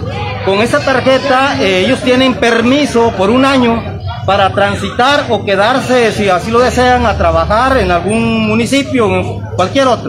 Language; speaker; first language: Spanish; native; Spanish